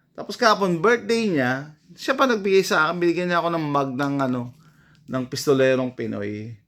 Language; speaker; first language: Filipino; native; Filipino